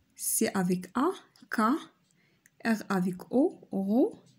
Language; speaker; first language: French; non-native, local second language; Arabic